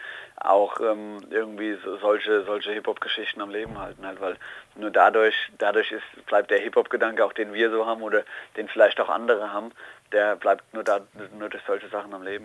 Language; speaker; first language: German; native; German